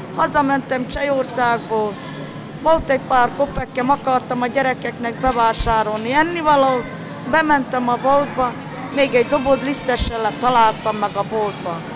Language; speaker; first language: Hungarian; native; Hungarian